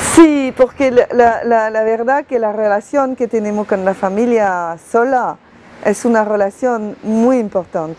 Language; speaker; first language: Spanish; non-native, fluent; French